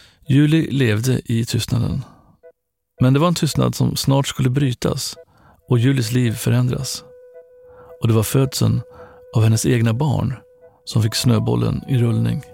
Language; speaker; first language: Swedish; native; Swedish